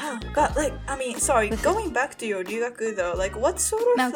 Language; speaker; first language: English; non-native, fluent; Japanese